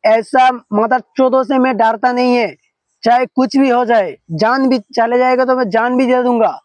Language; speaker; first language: Hindi; non-native, local second language; Bangla